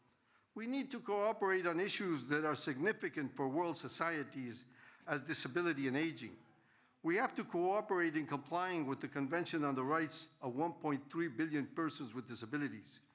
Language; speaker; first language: English; non-native, fluent; Spanish